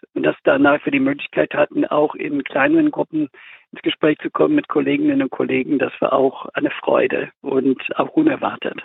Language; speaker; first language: German; non-native, fluent; English